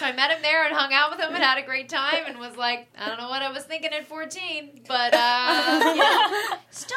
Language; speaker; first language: English; native; English